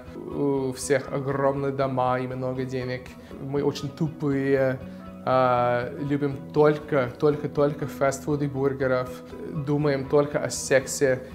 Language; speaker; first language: Russian; non-native, fluent; English